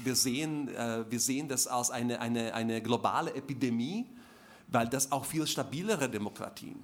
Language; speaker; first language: German; non-native, fluent; Slovak